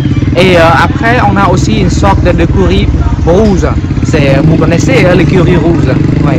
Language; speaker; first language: French; non-native, fluent; Khmer